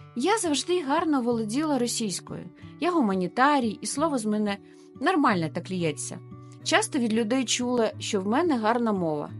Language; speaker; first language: Ukrainian; non-native, local second language; Russian